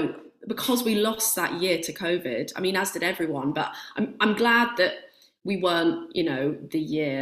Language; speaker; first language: English; native; English